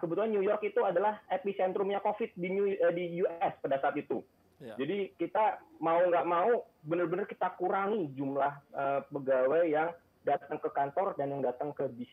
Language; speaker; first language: Indonesian; native; Indonesian